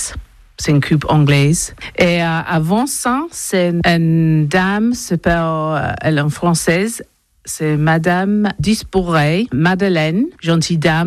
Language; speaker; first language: French; non-native, learner; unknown